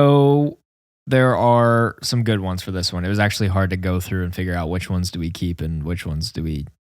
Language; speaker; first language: English; native; English